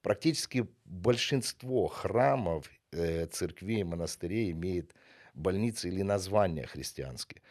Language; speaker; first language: Russian; non-native, local second language; Ukrainian